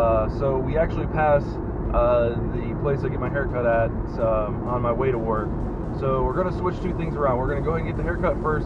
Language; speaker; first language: English; native; English